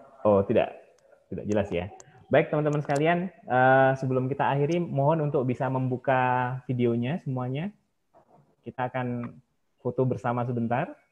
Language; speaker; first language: Indonesian; native; Indonesian